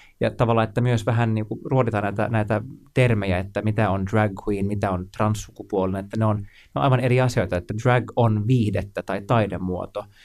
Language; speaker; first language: Finnish; non-native, local second language; Swedish